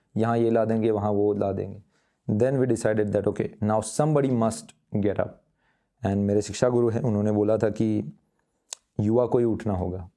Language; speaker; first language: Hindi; non-native, local second language; Gujarati